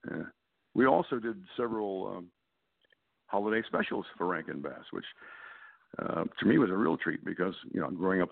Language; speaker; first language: English; native; English